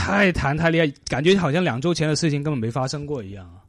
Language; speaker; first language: Chinese; non-native, local second language; Cantonese